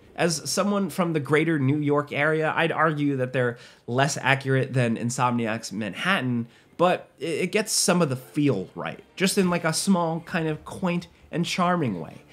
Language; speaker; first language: English; native; English